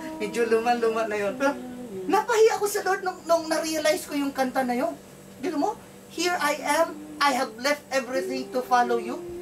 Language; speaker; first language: Filipino; non-native, local second language; Cebuano